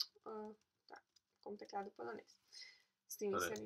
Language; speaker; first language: Portuguese; non-native, fluent; Polish